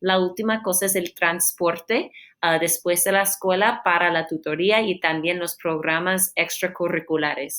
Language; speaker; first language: Spanish; non-native, fluent; English